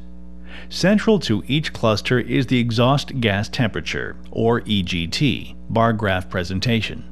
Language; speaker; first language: English; native; English